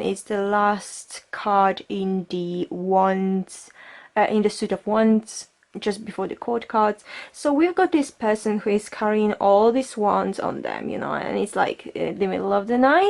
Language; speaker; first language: English; non-native, fluent; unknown